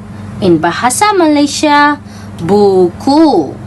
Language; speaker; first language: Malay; native; Malay